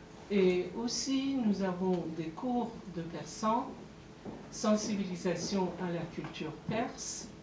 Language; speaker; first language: French; non-native, fluent; Persian